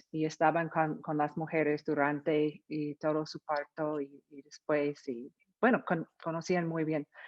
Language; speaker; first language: Spanish; non-native, fluent; English